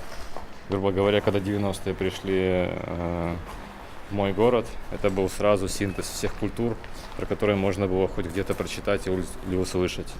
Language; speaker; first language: Russian; native; Russian